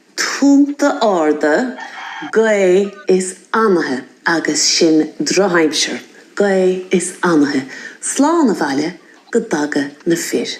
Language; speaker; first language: Irish; native; Irish